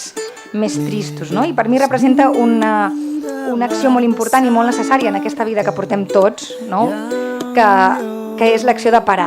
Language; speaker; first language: Catalan; native; Catalan